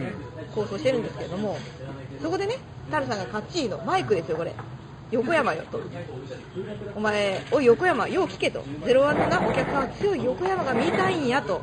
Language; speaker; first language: Japanese; native; Japanese